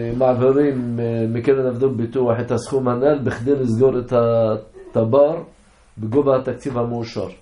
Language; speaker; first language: Hebrew; non-native, local second language; Arabic